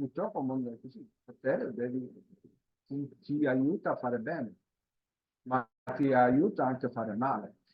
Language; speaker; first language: Italian; non-native, fluent; Polish